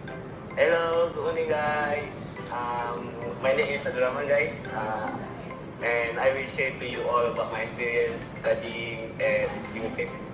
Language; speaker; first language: English; non-native, learner; Indonesian